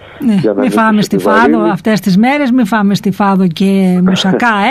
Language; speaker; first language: Greek; native; Greek